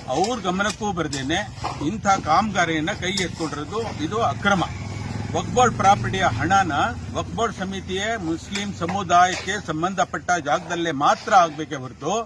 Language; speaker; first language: Kannada; non-native, local second language; Urdu